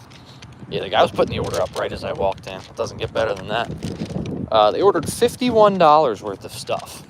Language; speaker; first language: English; native; English